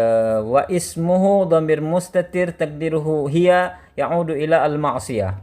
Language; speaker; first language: Arabic; non-native, fluent; Indonesian